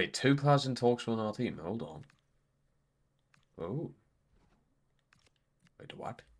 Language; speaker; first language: English; native; English